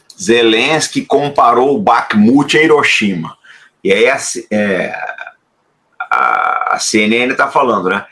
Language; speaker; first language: Portuguese; native; Portuguese